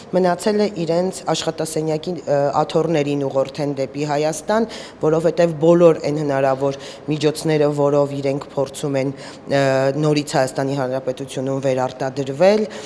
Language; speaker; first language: Armenian; native; Armenian